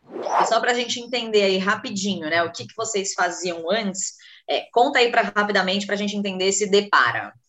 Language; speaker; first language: Portuguese; native; Portuguese